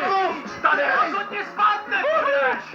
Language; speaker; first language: Czech; native; Czech